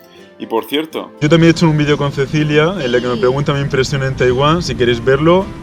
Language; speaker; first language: Spanish; native; Spanish